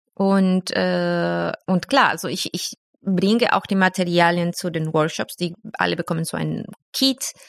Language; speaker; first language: German; non-native, fluent; Spanish